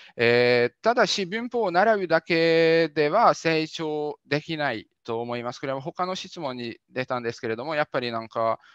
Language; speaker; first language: Japanese; non-native, fluent; Hungarian